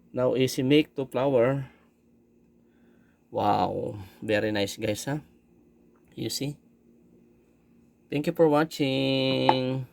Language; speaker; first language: English; non-native, local second language; Filipino